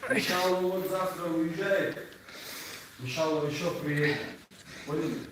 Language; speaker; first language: Russian; native; Russian